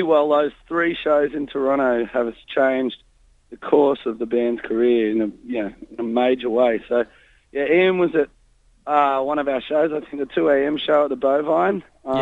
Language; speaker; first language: English; native; English